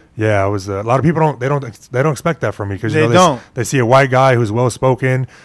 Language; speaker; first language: English; early bilingual, other home language; Spanish